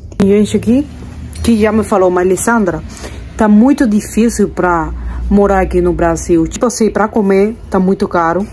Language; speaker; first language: Portuguese; non-native, fluent; Spanish